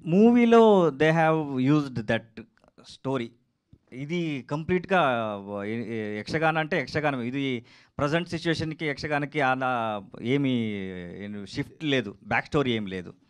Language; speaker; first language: Telugu; non-native, learner; Kannada